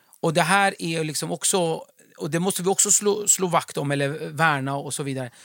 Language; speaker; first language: Swedish; early bilingual, other home language; Kurdish